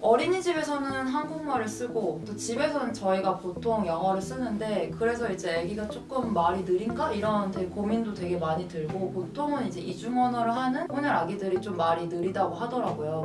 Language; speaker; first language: Korean; native; Korean